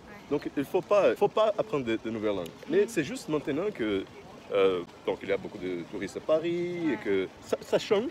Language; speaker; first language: French; non-native, fluent; Portuguese